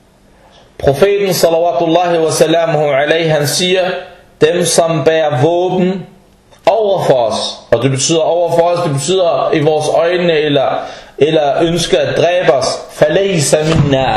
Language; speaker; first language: Danish; non-native, fluent; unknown